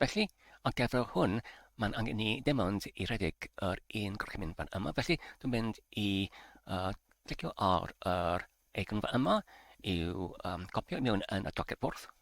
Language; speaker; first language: Welsh; non-native, learner; English